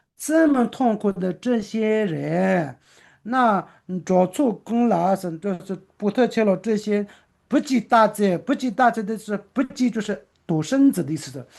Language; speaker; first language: Chinese; non-native, local second language; Tibetan